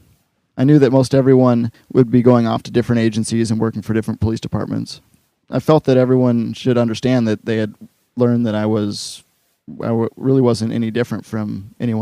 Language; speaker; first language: English; native; English